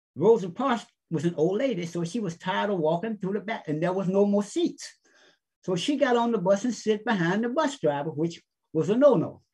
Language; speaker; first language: English; native; English